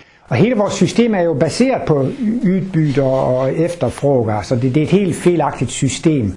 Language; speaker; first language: Swedish; non-native, fluent; Danish